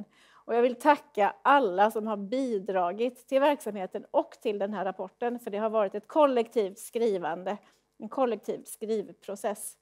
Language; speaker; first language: Swedish; native; Swedish